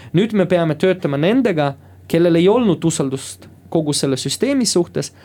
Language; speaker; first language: Estonian; non-native, local second language; Russian